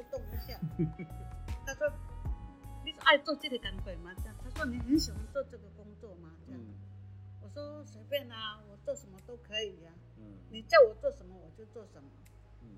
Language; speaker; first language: Chinese; non-native, local second language; Amis